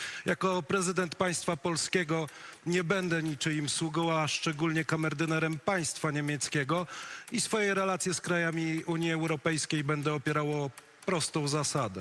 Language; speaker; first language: Polish; native; Polish